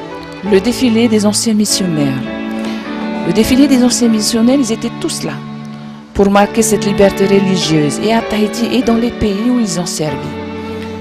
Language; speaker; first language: French; native; French